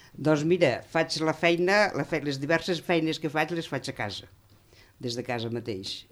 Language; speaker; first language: Catalan; native; Catalan